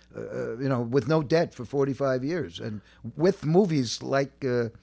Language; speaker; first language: English; native; English